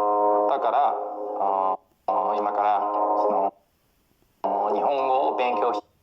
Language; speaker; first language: Japanese; non-native, learner; Chinese